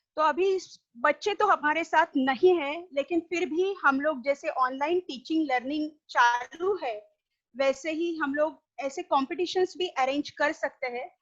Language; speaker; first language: Hindi; non-native, local second language; Marathi